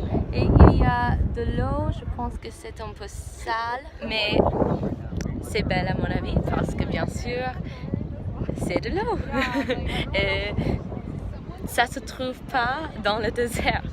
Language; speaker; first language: French; non-native, fluent; English